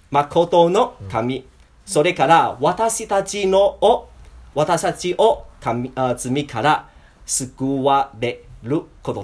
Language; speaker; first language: Japanese; non-native, learner; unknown